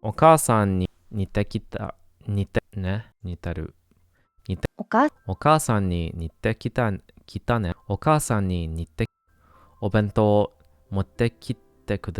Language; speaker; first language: Japanese; non-native, learner; English